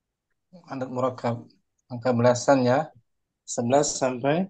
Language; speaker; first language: Indonesian; native; Indonesian